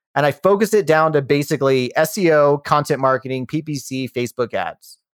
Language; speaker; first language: English; native; English